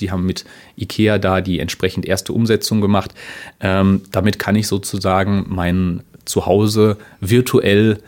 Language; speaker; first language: German; native; German